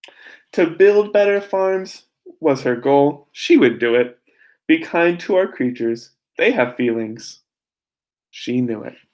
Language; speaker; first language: English; native; English